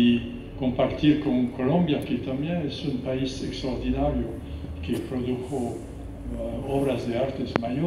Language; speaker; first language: Spanish; non-native, fluent; French